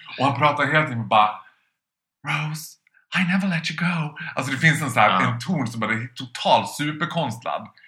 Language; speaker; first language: Swedish; native; Swedish